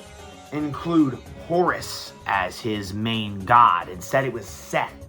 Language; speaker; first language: English; native; English